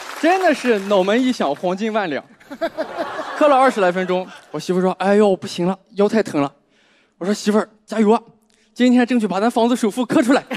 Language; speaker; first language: Chinese; native; Chinese